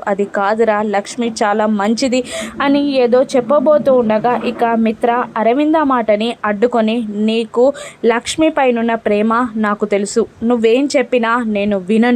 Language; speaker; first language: Telugu; native; Telugu